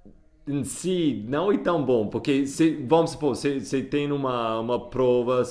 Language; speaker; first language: Portuguese; non-native, fluent; English